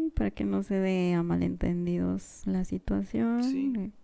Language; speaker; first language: Spanish; native; Spanish